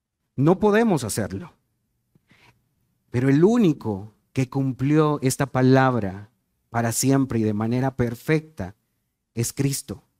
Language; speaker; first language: Spanish; native; Spanish